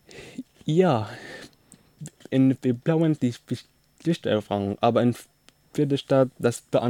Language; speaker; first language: German; non-native, learner; Arabic